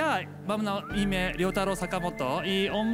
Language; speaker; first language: Polish; non-native, learner; Japanese